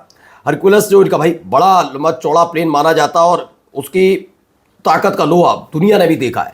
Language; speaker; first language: Hindi; native; Hindi